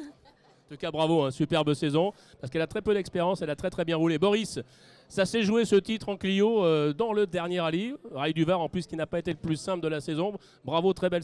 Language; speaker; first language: French; native; French